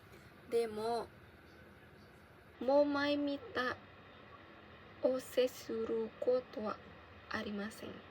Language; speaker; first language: Japanese; non-native, learner; Indonesian